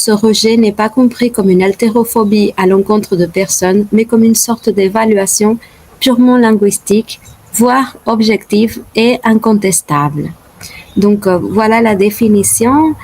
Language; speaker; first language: French; non-native, fluent; Spanish